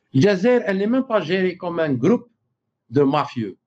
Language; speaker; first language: French; non-native, local second language; Arabic